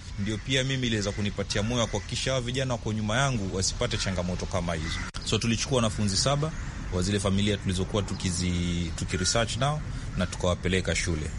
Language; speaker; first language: Swahili; native; Swahili